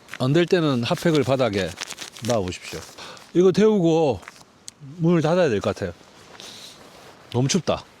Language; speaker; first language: Korean; native; Korean